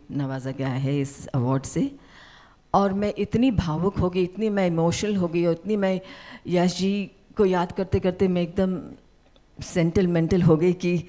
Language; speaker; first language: Hindi; native; Hindi